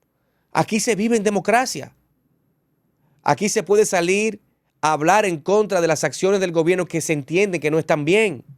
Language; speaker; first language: Spanish; native; Spanish